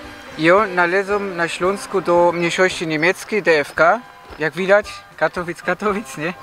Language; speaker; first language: Polish; early bilingual, heritage; German